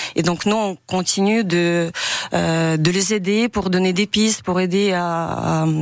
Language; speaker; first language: French; non-native, fluent; Ukrainian